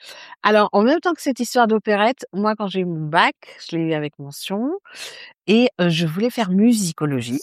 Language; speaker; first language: French; non-native, local second language; Arabic